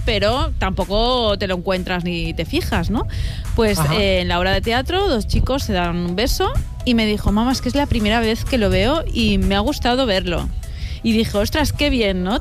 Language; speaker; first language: Spanish; native; Spanish